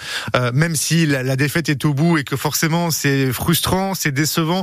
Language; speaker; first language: French; native; French